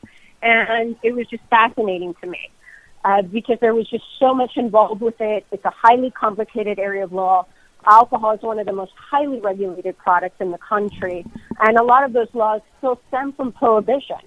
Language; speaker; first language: English; native; English